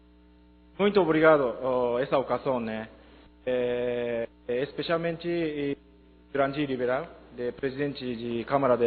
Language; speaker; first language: Portuguese; non-native, learner; Japanese